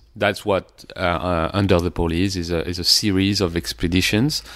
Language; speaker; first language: English; non-native, fluent; French